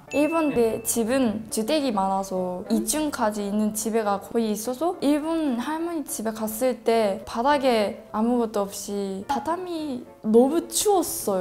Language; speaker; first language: Korean; non-native, learner; Japanese